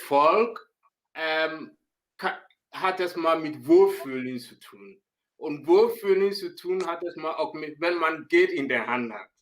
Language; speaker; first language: German; non-native, learner; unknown